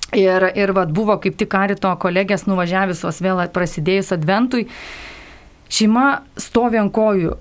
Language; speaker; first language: Lithuanian; native; Lithuanian